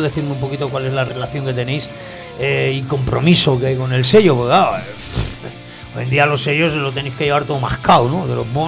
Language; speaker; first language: Spanish; native; Spanish